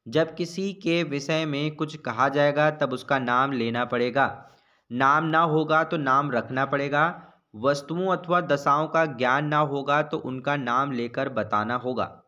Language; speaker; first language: Hindi; native; Hindi